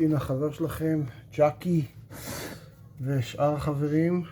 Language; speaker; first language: Hebrew; native; Hebrew